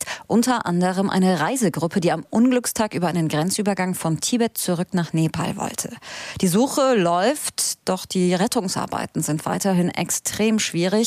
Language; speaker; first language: German; native; German